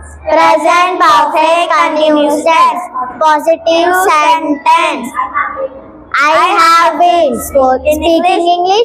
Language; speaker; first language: English; non-native, learner; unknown